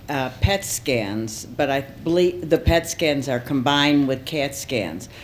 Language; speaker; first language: English; native; English